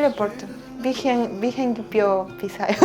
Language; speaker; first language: Korean; non-native, learner; Spanish